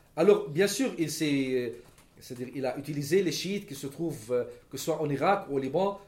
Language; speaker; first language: French; non-native, local second language; Arabic